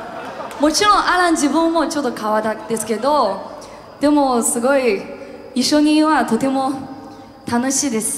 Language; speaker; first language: Japanese; non-native, learner; Chinese